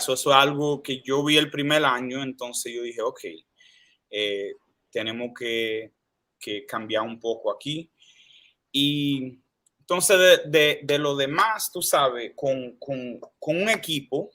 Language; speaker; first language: Spanish; early bilingual, heritage; Spanish